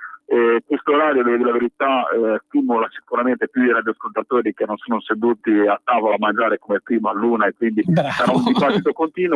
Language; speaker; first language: Italian; native; Italian